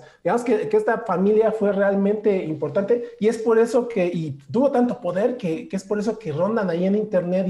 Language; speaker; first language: Spanish; native; Spanish